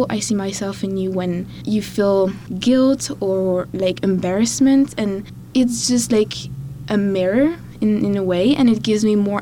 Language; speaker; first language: English; non-native, fluent; French